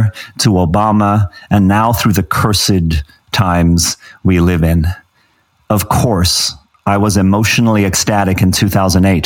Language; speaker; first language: English; native; English